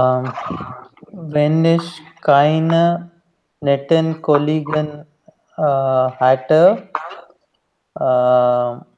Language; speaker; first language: German; non-native, learner; Hindi